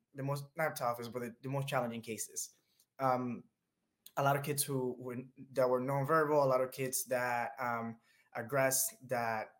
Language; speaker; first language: English; early bilingual, other home language; Spanish